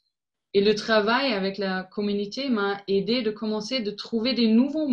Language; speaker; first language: French; non-native, fluent; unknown